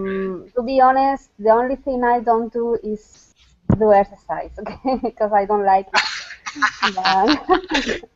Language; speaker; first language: English; non-native, fluent; Spanish